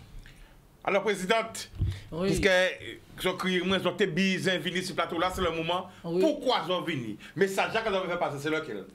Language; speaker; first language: French; non-native, local second language; Guadeloupean Creole French